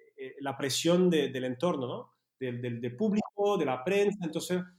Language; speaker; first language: Spanish; non-native, fluent; French